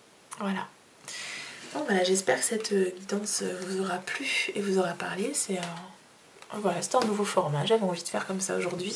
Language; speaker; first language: French; native; French